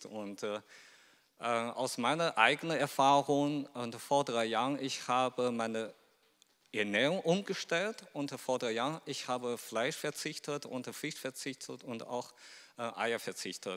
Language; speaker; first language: German; non-native, fluent; Chinese